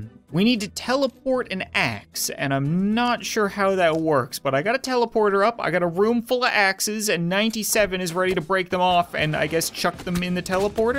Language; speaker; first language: English; native; English